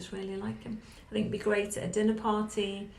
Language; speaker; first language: English; native; English